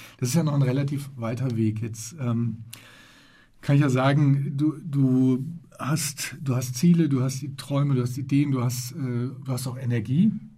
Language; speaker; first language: German; native; German